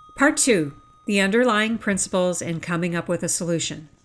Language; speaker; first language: English; native; English